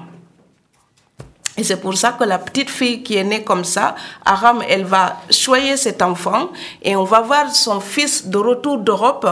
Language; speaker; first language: French; non-native, local second language; Serer